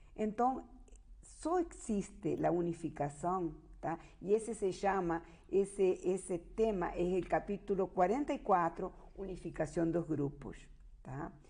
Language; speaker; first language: Portuguese; non-native, fluent; Spanish